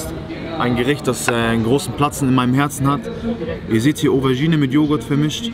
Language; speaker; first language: German; native; German